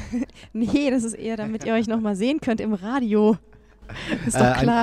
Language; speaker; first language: German; native; German